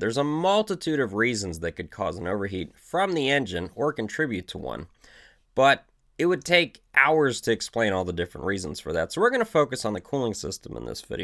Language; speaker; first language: English; native; English